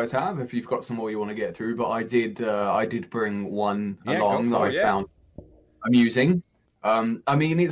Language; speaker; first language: English; native; English